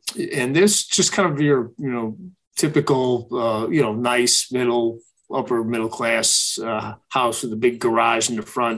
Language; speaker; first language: English; native; English